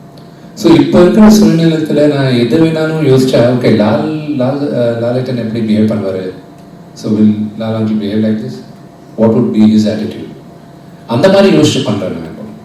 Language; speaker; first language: Tamil; non-native, local second language; Telugu